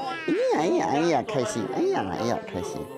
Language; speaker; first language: Chinese; native; Chinese